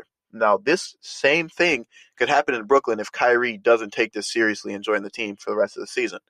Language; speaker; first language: English; native; English